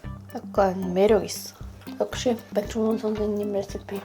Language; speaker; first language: Korean; non-native, fluent; Swedish